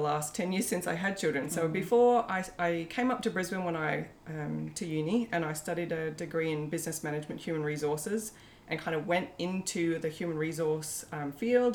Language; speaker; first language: English; native; English